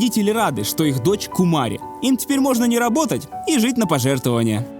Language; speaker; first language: Russian; native; Russian